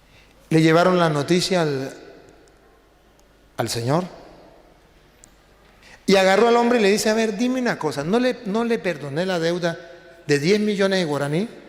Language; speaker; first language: Spanish; native; Spanish